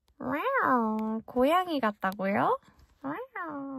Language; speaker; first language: Korean; early bilingual, heritage; English